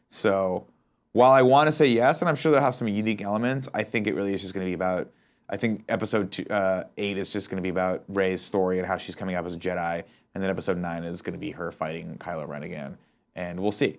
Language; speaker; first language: English; native; English